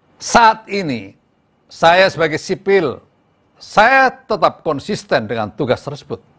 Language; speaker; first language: Indonesian; native; Indonesian